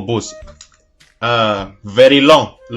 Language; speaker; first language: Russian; non-native, learner; Indonesian